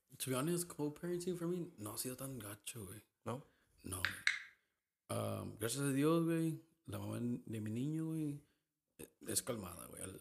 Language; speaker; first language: Spanish; early bilingual, heritage; Spanish